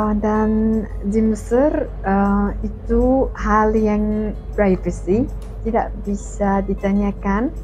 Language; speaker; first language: Indonesian; non-native, fluent; Arabic